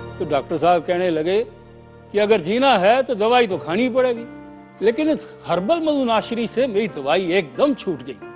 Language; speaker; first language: Hindi; native; Hindi